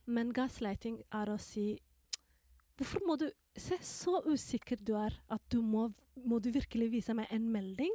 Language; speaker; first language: Norwegian; non-native, fluent; Somali